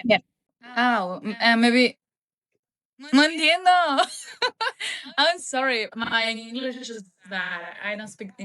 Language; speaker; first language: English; non-native, learner; Spanish